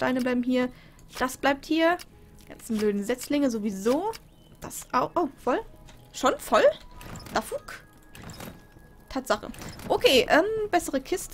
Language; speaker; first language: German; native; German